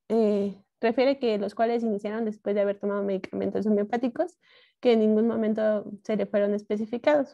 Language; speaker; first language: Spanish; native; Spanish